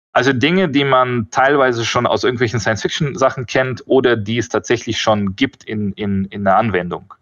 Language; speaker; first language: German; early bilingual, other home language; Russian